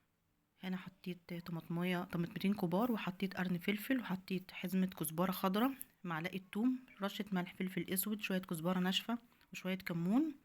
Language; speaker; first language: Arabic; native; Arabic